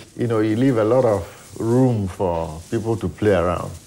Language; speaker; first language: English; non-native, local second language; Ewe